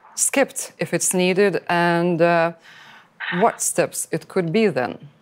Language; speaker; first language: English; non-native, fluent; Lithuanian